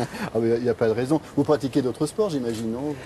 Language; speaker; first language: French; native; French